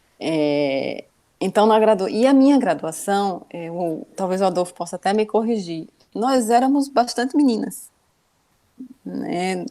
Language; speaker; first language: Portuguese; native; Portuguese